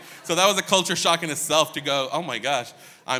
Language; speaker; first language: English; early bilingual, other home language; Hindi